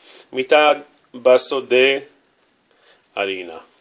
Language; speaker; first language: Spanish; non-native, learner; Hebrew